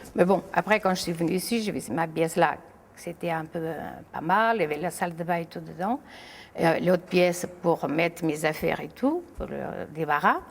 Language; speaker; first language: French; non-native, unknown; Portuguese